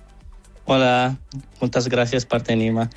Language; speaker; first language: Catalan; non-native, fluent; Arabic